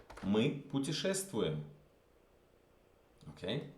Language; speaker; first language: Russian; non-native, fluent; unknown